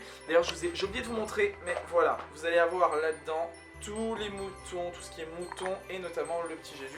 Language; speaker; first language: French; native; French